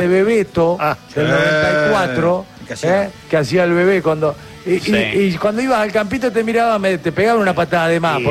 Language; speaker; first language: Spanish; native; Spanish